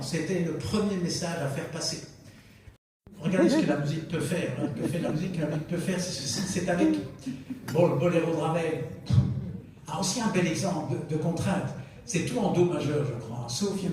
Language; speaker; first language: French; native; French